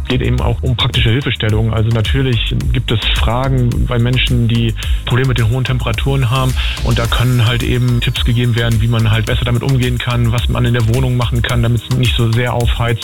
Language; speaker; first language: German; native; German